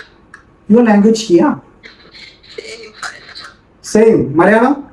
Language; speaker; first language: English; non-native, local second language; Malayalam